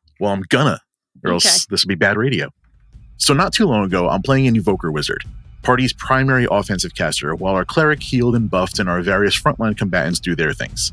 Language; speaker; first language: English; native; English